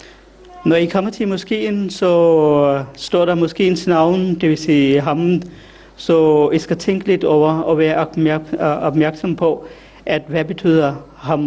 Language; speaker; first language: Danish; non-native, fluent; Urdu